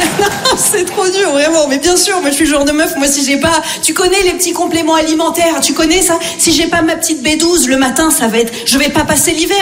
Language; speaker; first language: French; native; French